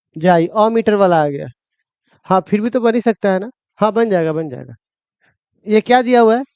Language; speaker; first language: Hindi; native; Hindi